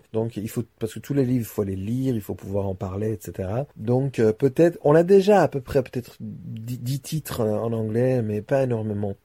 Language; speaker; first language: French; non-native, fluent; Persian